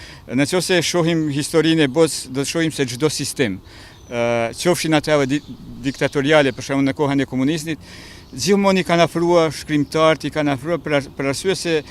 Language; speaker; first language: Albanian; native; Albanian